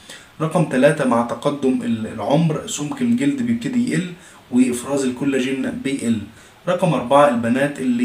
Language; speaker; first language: Arabic; native; Arabic